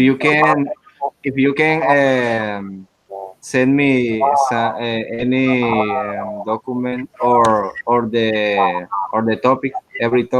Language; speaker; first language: English; non-native, learner; Spanish